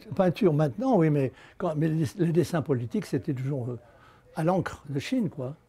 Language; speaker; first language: French; native; French